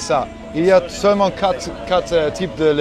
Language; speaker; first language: French; non-native, learner; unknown